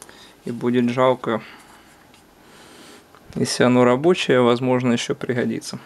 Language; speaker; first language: Russian; non-native, local second language; Ukrainian